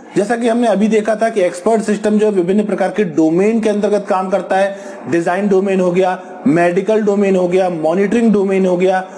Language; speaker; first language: Hindi; non-native, local second language; Punjabi